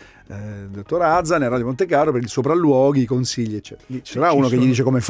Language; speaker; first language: Italian; native; Italian